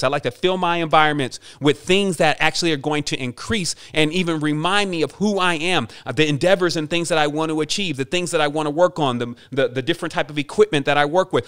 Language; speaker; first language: English; native; English